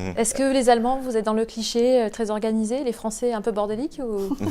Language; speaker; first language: French; native; French